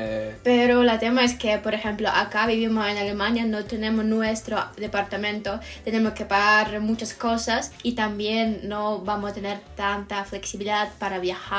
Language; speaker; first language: Spanish; non-native, fluent; Ukrainian